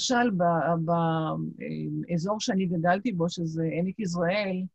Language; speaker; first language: Hebrew; non-native, local second language; Yiddish